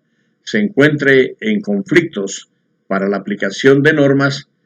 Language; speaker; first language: Spanish; native; Spanish